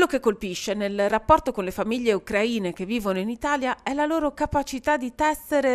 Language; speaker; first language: Italian; native; Italian